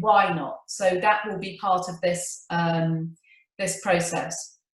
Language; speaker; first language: English; native; English